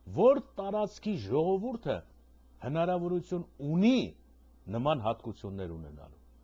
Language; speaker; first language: Armenian; native; Armenian